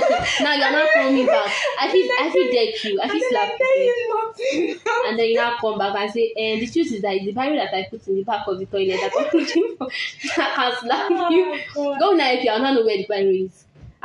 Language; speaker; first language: English; non-native, local second language; Yoruba